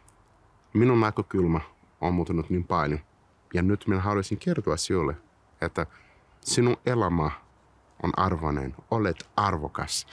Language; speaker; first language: Finnish; non-native, learner; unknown